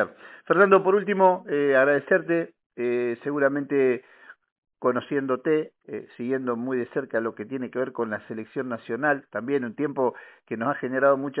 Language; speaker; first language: Spanish; native; Spanish